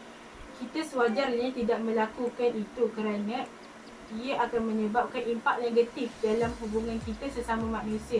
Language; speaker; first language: Malay; native; Malay